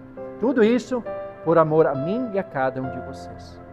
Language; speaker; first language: Portuguese; native; Portuguese